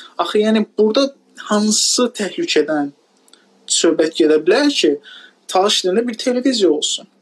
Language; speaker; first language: Azerbaijani; non-native, local second language; Talysh